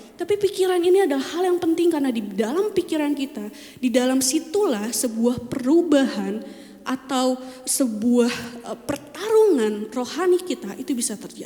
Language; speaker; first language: Indonesian; native; Indonesian